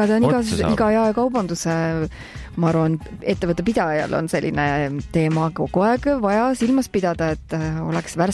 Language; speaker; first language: Estonian; native; Estonian